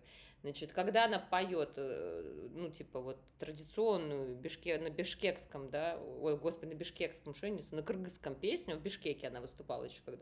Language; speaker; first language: Russian; native; Russian